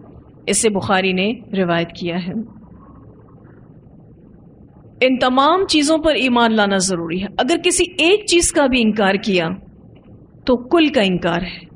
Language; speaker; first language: Urdu; native; Urdu